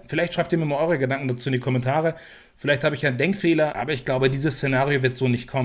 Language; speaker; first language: German; native; German